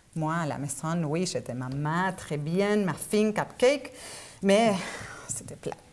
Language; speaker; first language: French; non-native, fluent; Spanish